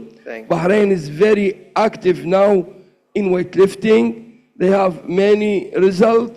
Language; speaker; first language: English; non-native, learner; Arabic